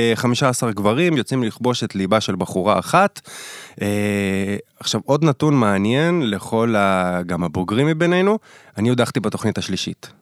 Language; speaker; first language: Hebrew; early bilingual, other home language; Spanish